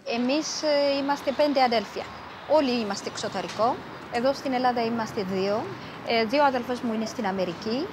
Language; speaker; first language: Greek; non-native, fluent; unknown